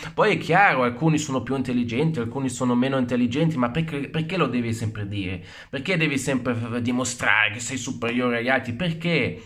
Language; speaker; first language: Italian; non-native, fluent; German